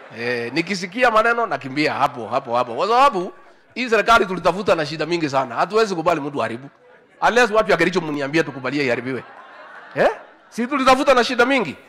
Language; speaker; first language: Swahili; non-native, local second language; Kikuyu